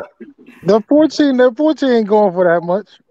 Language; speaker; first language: English; native; English